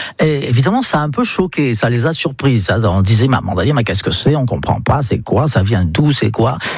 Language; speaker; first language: French; non-native, fluent; English